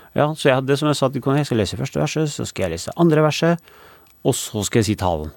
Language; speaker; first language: Norwegian; early bilingual, other home language; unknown